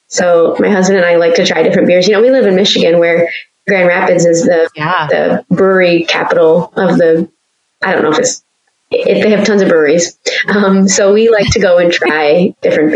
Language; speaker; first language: English; native; English